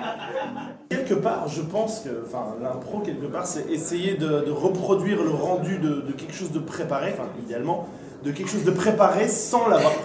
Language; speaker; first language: French; native; French